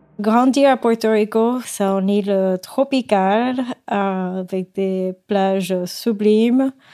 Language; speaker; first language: French; non-native, fluent; Spanish